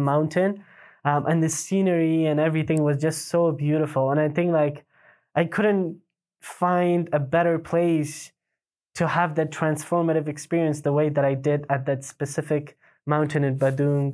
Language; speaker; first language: English; non-native, fluent; Pashto